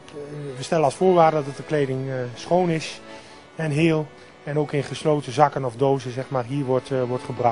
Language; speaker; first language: Dutch; native; Dutch